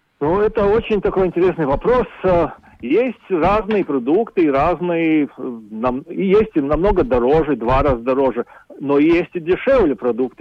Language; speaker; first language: Russian; non-native, local second language; Latvian